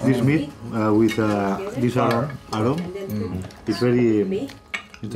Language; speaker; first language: English; non-native, learner; Spanish